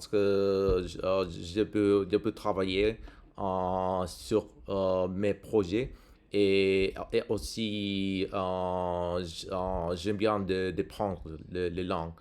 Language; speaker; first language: French; non-native, learner; English